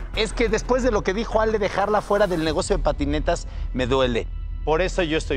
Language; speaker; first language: Spanish; native; Spanish